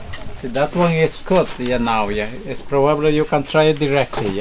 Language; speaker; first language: English; non-native, learner; Spanish